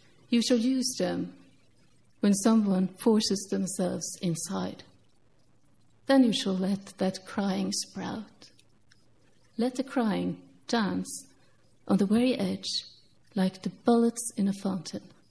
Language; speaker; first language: English; non-native, fluent; Norwegian